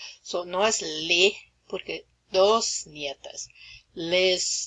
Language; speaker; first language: Spanish; non-native, fluent; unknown